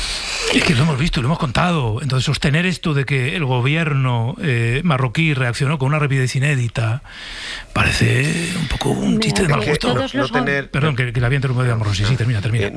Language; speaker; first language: Spanish; native; Spanish